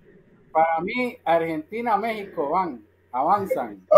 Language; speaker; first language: Spanish; native; Spanish